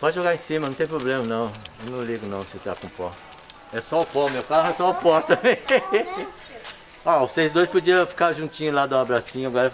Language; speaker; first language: Portuguese; native; Portuguese